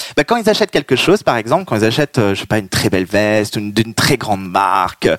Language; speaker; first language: French; native; French